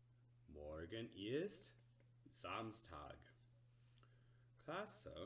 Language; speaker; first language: German; non-native, learner; English